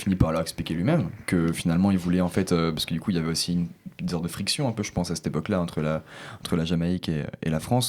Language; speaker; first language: French; native; French